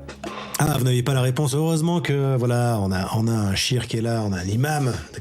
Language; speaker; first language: French; native; French